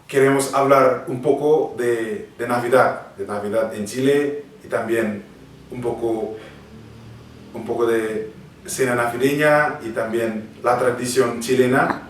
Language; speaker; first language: Spanish; non-native, fluent; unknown